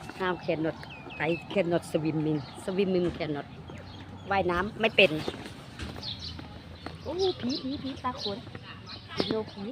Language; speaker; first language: English; non-native, learner; Thai